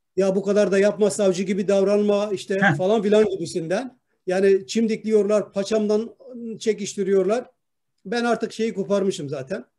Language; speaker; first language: Turkish; non-native, local second language; Kurdish